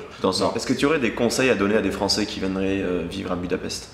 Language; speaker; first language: French; native; French